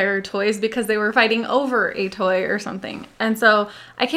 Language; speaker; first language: English; native; English